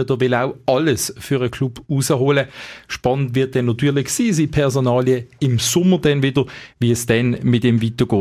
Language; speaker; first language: German; native; German